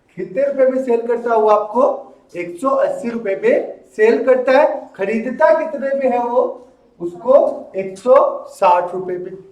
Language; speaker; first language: Hindi; native; Hindi